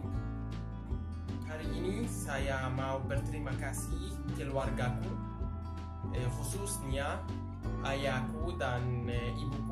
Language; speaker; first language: Indonesian; non-native, learner; Arabic